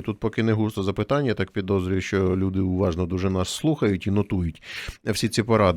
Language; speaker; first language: Ukrainian; native; Ukrainian